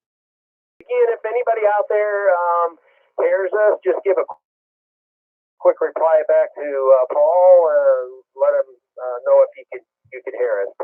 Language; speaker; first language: English; native; English